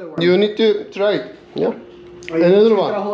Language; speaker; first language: English; non-native, learner; Turkish